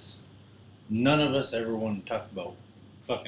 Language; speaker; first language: English; native; English